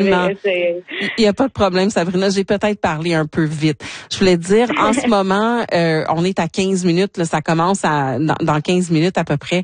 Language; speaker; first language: French; native; French